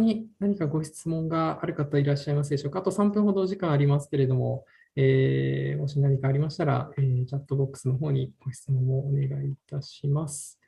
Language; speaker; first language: Japanese; native; Japanese